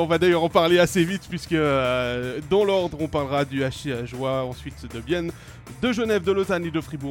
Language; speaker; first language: French; native; French